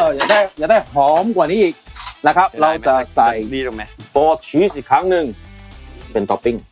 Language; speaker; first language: Thai; non-native, fluent; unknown